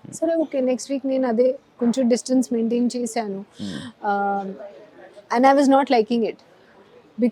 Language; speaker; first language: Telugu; non-native, local second language; Hindi